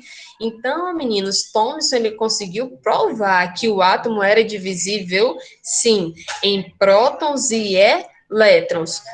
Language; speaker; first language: Portuguese; native; Portuguese